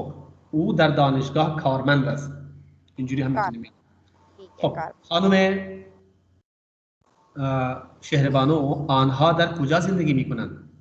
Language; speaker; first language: Persian; non-native, fluent; Urdu